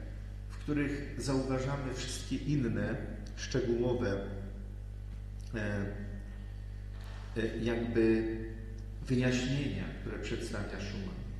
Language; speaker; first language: Polish; native; Polish